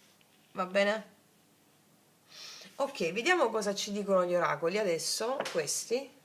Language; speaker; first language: Italian; native; Italian